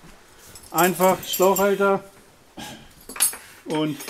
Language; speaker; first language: German; native; German